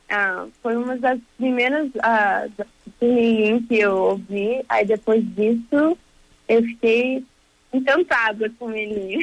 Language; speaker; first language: Portuguese; early bilingual, heritage; Portuguese